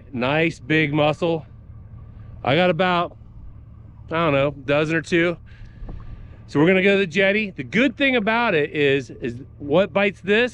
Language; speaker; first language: English; native; English